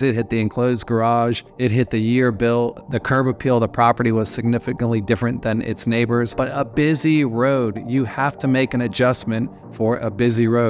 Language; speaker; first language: English; native; English